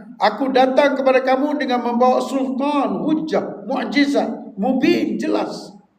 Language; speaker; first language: Malay; native; Malay